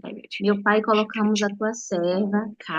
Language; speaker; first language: Portuguese; native; Portuguese